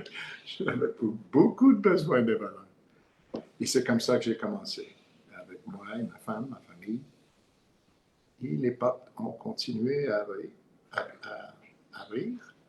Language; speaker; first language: French; non-native, learner; English